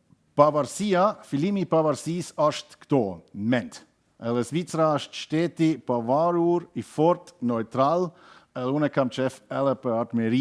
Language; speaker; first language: Albanian; non-native, learner; German